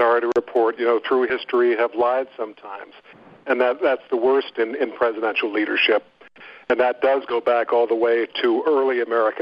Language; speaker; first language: English; native; English